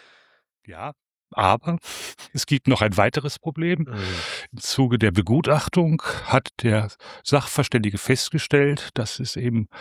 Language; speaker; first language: German; native; German